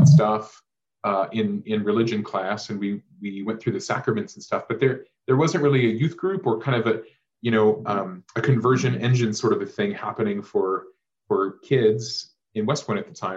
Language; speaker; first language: English; native; English